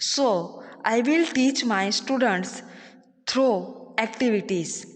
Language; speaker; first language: English; non-native, local second language; Gujarati